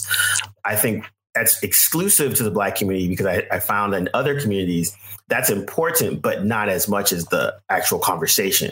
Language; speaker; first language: English; native; English